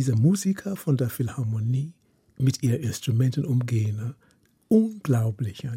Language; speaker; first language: German; non-native, fluent; Yoruba